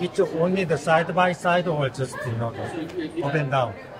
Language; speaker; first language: English; non-native, learner; Korean